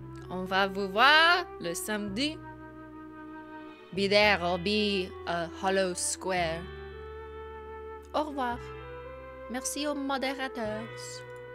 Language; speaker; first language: French; non-native, learner; English